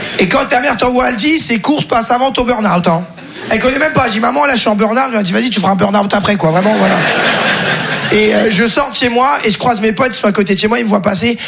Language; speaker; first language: French; native; French